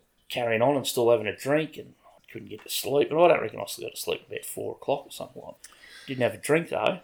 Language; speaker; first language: English; native; English